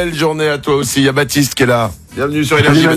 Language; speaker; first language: French; native; French